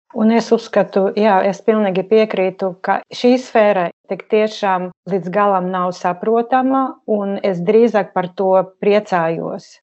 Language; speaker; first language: Latvian; non-native, local second language; Russian